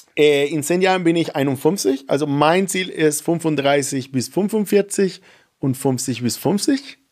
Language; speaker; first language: German; non-native, fluent; Spanish